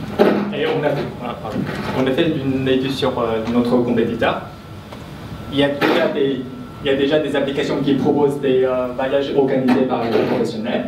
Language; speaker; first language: French; non-native, fluent; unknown